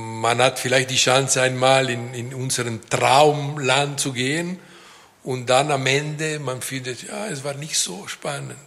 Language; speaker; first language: German; non-native, fluent; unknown